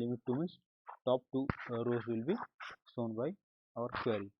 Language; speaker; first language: English; non-native, local second language; Hindi